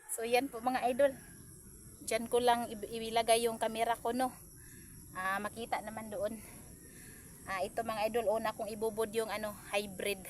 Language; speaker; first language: Filipino; non-native, local second language; Cebuano